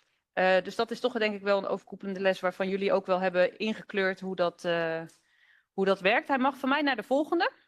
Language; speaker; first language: Dutch; native; Dutch